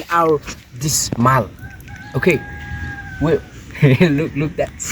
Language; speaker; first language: English; non-native, learner; Nepali